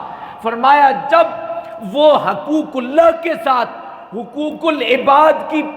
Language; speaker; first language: Urdu; native; Urdu